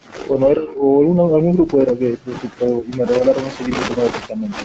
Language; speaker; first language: Spanish; native; Spanish